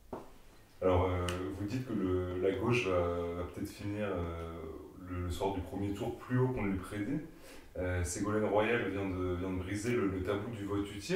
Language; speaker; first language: French; native; French